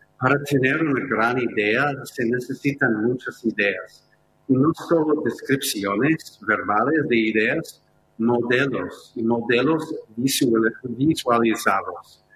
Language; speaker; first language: Spanish; non-native, fluent; English